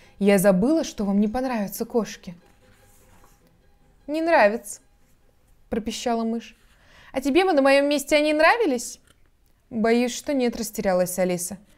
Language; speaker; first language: Russian; native; Russian